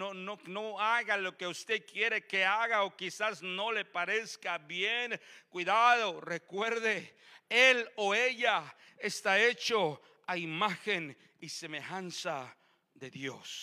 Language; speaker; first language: Spanish; native; Spanish